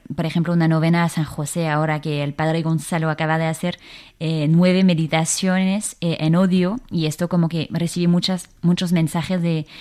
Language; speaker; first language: Spanish; non-native, fluent; French